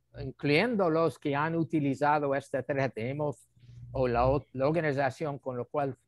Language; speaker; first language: Spanish; non-native, fluent; English